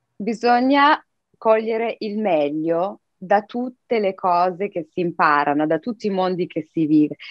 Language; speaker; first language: Italian; early bilingual, other home language; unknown